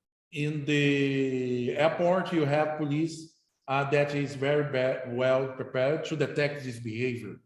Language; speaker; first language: English; non-native, fluent; Portuguese